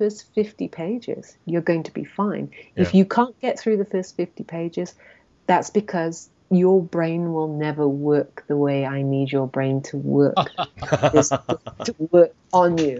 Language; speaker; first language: English; native; English